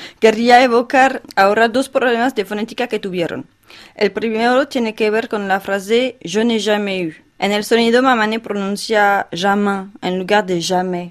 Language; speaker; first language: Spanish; non-native, fluent; French